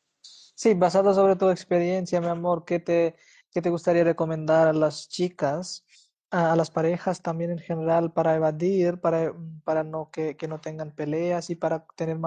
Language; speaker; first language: Spanish; non-native, fluent; Hindi